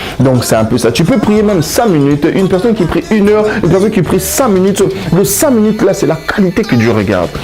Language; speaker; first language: French; non-native, local second language; Lingala